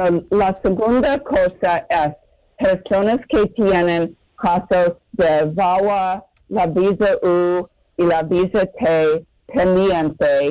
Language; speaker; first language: Spanish; non-native, learner; English